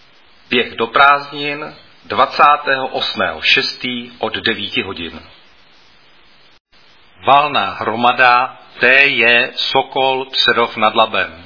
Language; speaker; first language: Czech; native; Czech